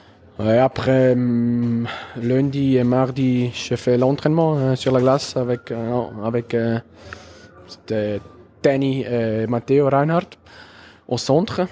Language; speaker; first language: French; non-native, local second language; German